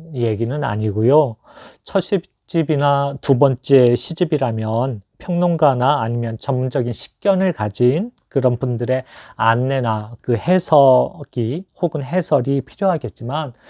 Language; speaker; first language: Korean; native; Korean